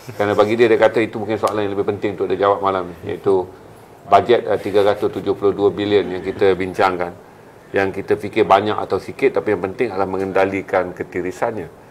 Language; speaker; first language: Malay; native; Malay